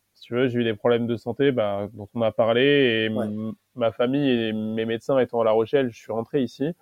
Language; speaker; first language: French; native; French